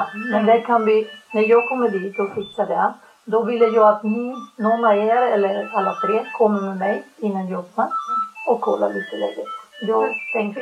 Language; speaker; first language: Swedish; non-native, fluent; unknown